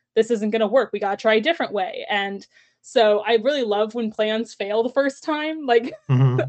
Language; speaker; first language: English; native; English